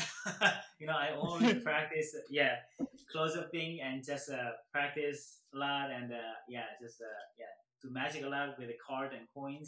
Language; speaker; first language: English; non-native, learner; Korean